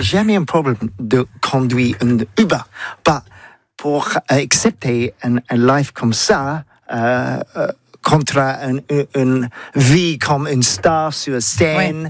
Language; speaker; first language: French; non-native, learner; English